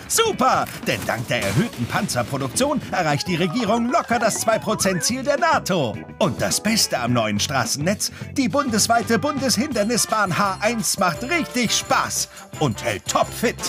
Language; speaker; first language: German; native; German